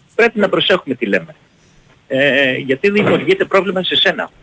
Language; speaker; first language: Greek; native; Greek